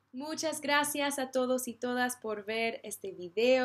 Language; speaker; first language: Spanish; non-native, fluent; English